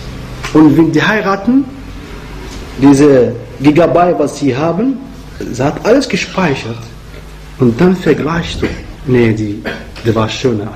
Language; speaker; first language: German; non-native, fluent; Arabic